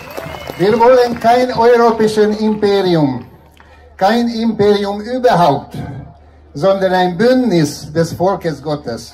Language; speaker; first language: German; non-native, fluent; Hungarian